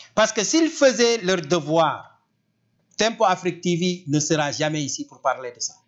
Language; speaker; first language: French; non-native, local second language; Wolof